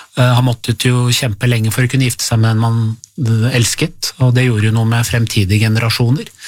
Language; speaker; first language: Norwegian; early bilingual, other home language; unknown